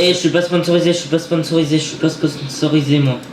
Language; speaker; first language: French; native; French